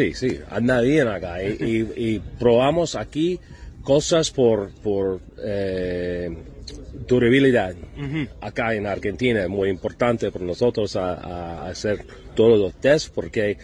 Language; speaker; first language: Spanish; non-native, learner; English